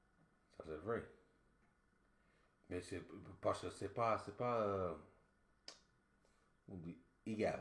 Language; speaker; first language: French; non-native, learner; English